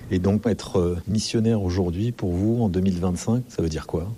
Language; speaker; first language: French; native; French